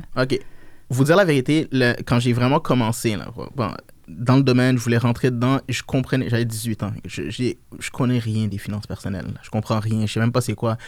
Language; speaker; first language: French; early bilingual, other home language; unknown